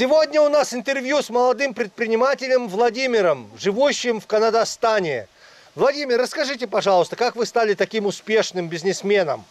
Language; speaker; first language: Russian; native; Russian